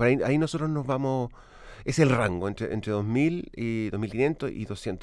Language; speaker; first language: Spanish; native; Spanish